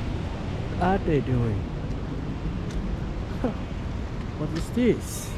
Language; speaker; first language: English; non-native, fluent; Somali